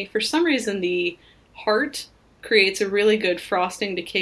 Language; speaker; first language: English; native; English